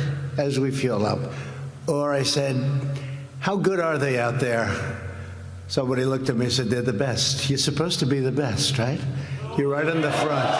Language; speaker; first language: English; native; English